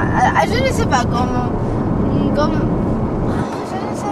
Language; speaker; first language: French; non-native, learner; Georgian